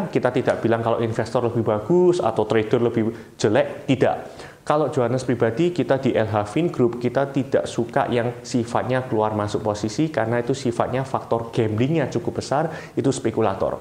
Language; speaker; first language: Indonesian; native; Indonesian